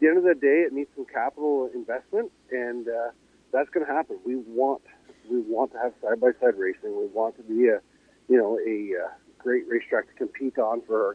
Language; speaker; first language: English; native; English